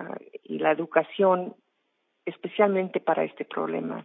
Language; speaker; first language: Spanish; non-native, fluent; English